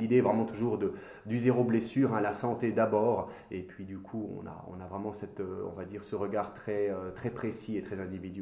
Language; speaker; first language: French; native; French